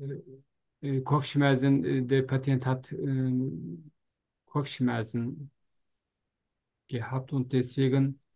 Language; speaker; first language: German; non-native, learner; Turkish